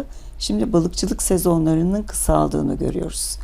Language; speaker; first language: Turkish; native; Turkish